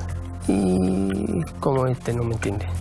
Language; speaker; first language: Spanish; non-native, learner; Arabic